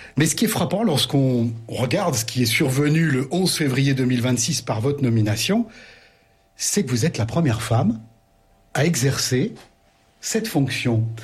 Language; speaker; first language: French; native; French